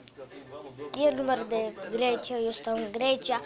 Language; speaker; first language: Romanian; early bilingual, heritage; Romanian